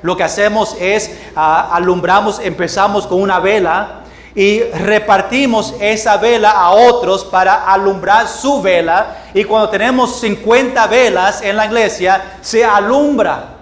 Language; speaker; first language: Spanish; non-native, fluent; English